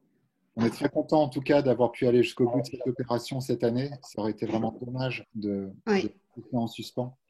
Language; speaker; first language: French; native; French